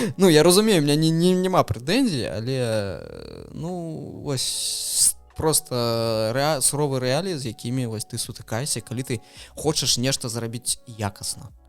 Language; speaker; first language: Belarusian; non-native, local second language; Russian